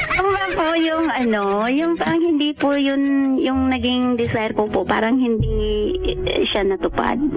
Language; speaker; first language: Filipino; non-native, local second language; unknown